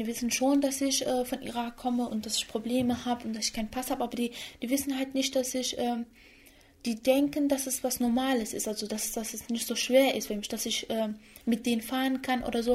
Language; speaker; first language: German; early bilingual, other home language; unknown